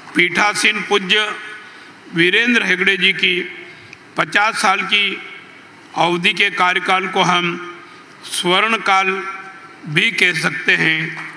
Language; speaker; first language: Hindi; native; Hindi